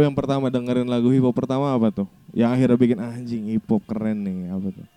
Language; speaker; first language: Indonesian; native; Indonesian